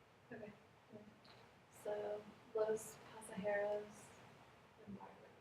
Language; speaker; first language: Spanish; non-native, learner; English